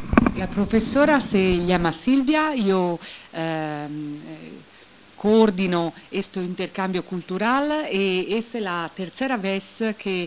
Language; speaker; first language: Spanish; non-native, learner; Italian